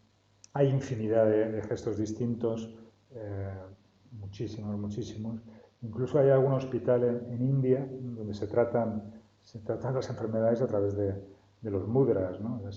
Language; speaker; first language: Spanish; native; Spanish